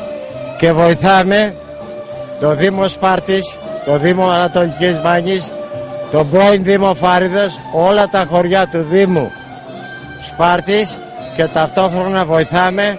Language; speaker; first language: Greek; native; Greek